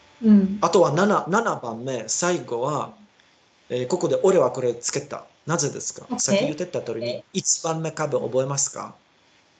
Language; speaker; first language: Japanese; non-native, learner; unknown